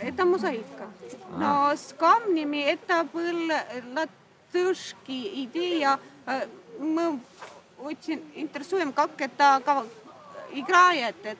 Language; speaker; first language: Russian; non-native, learner; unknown